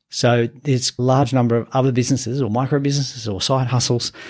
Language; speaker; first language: English; native; English